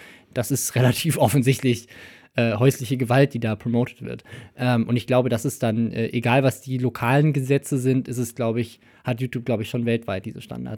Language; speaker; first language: German; native; German